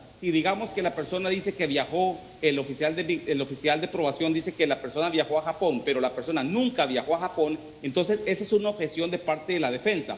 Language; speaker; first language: Spanish; native; Spanish